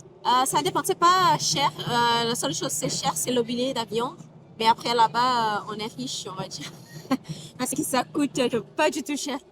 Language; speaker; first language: French; non-native, fluent; Portuguese